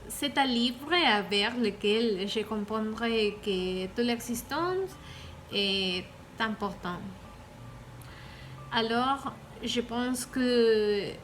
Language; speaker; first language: French; non-native, learner; Spanish